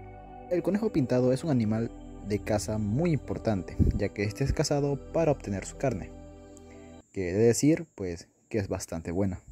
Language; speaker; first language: Spanish; native; Spanish